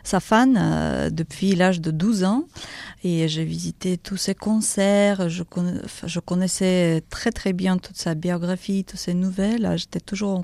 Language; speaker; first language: French; non-native, fluent; Russian